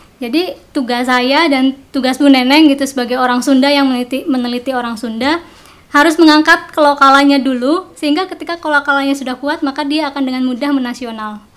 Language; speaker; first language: Indonesian; non-native, local second language; Sundanese